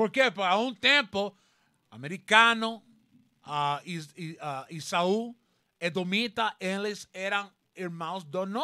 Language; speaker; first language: Portuguese; non-native, learner; Spanish